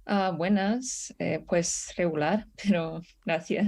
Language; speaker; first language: Spanish; non-native, fluent; Russian